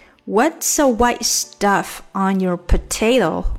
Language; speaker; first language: English; non-native, fluent; Chinese